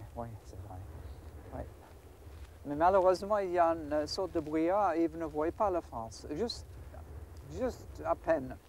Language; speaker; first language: French; non-native, fluent; English